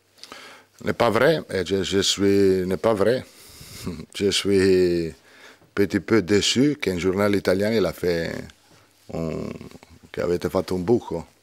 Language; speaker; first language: French; non-native, learner; Italian